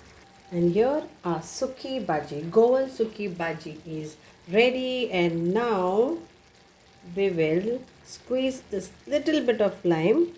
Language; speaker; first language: English; non-native, local second language; Konkani